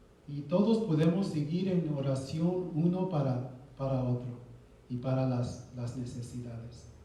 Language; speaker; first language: Spanish; early bilingual, heritage; Spanish